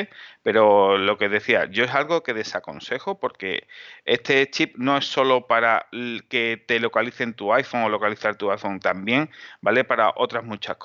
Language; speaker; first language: Spanish; native; Spanish